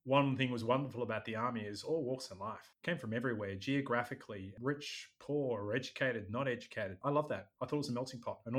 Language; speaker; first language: English; native; English